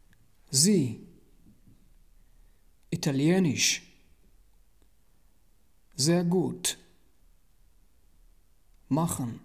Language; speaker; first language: German; non-native, learner; Tajik